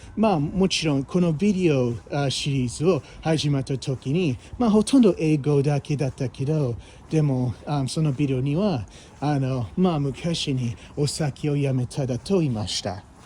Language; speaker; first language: Japanese; non-native, fluent; English